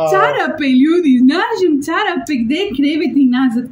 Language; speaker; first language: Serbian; non-native, learner; Spanish